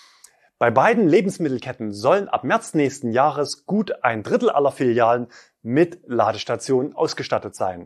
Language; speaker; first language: German; native; German